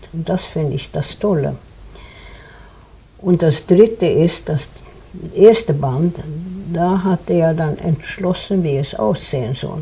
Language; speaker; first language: German; non-native, fluent; Swedish